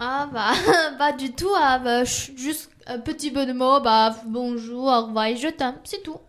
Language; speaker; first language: French; non-native, learner; Chinese